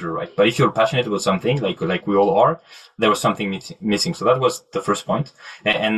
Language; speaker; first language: English; non-native, fluent; French